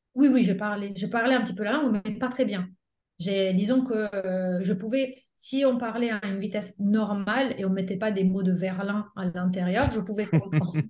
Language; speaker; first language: French; non-native, fluent; Italian